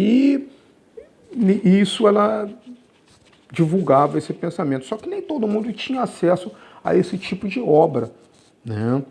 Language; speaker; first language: Portuguese; native; Portuguese